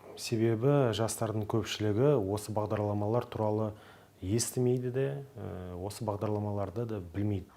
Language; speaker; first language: Kazakh; non-native, local second language; Russian